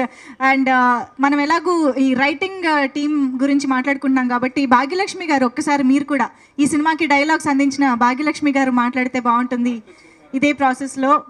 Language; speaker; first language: Telugu; native; Telugu